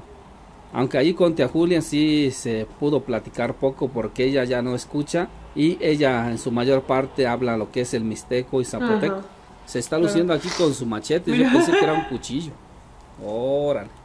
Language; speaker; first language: Spanish; native; Spanish